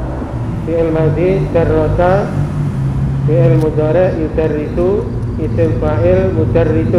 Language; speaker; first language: Arabic; non-native, learner; Indonesian